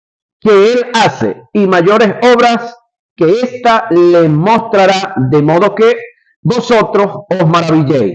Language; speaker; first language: Spanish; native; Spanish